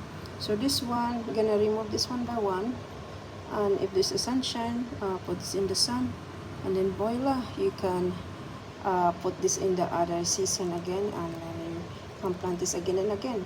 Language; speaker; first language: English; non-native, local second language; Filipino